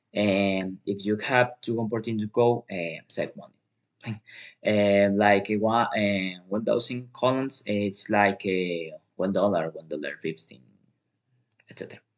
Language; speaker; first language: English; non-native, learner; Spanish